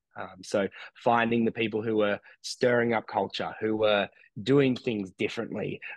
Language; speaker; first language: English; native; English